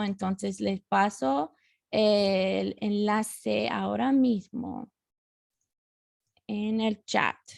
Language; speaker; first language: Spanish; non-native, fluent; English